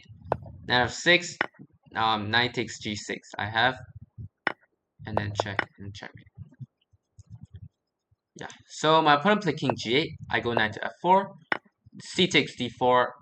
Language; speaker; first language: English; non-native, fluent; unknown